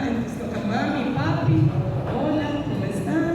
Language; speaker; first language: Spanish; native; Spanish